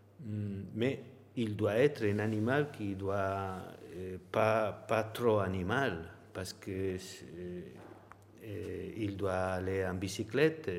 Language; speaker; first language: French; non-native, learner; Spanish